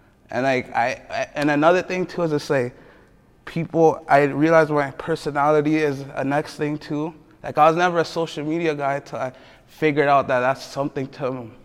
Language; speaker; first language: English; early bilingual, other home language; French